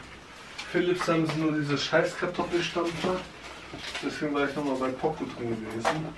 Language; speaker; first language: German; native; German